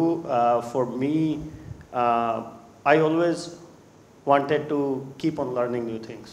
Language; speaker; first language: English; non-native, local second language; Hindi